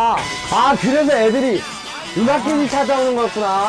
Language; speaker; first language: Korean; native; Korean